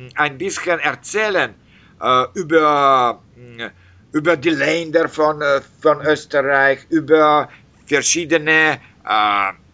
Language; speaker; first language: German; non-native, learner; Russian